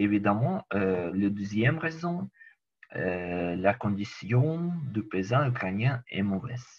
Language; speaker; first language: French; non-native, learner; Ukrainian